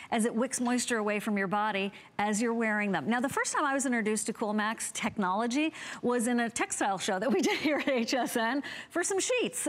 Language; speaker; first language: English; native; English